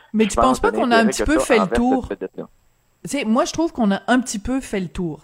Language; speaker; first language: French; native; French